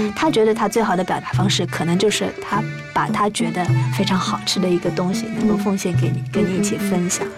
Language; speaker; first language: Chinese; native; Chinese